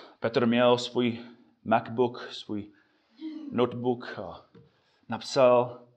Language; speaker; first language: Czech; non-native, fluent; English